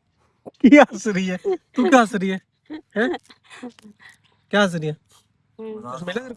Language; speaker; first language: Hindi; non-native, local second language; Punjabi